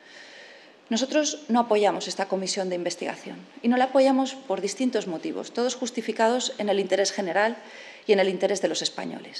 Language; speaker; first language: Spanish; native; Spanish